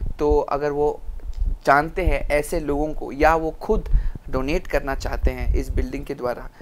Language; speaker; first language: Hindi; non-native, local second language; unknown